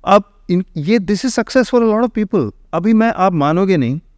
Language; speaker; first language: Hindi; native; Hindi